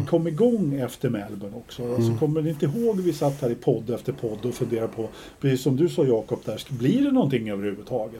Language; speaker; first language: Swedish; native; Swedish